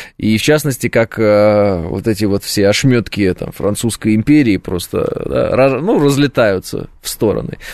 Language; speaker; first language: Russian; native; Russian